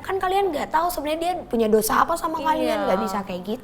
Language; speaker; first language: Indonesian; native; Indonesian